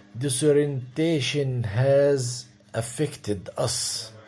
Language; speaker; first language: English; non-native, fluent; Arabic